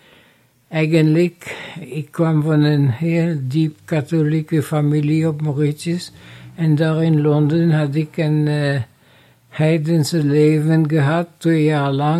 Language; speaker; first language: Dutch; non-native, fluent; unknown